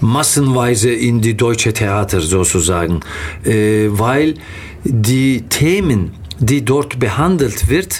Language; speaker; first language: German; non-native, fluent; Turkish